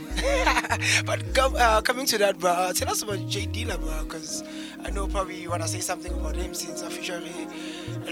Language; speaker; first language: English; non-native, local second language; Zulu